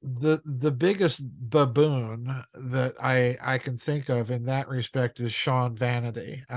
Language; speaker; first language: English; native; English